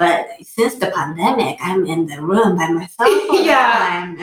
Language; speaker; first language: English; non-native, fluent; Japanese